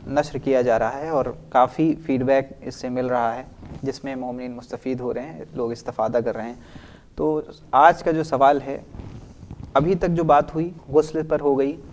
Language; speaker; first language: Urdu; native; Urdu